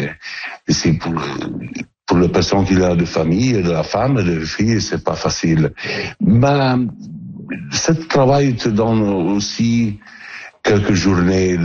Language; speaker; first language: French; non-native, learner; Italian